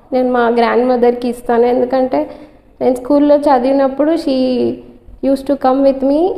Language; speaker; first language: English; non-native, local second language; Telugu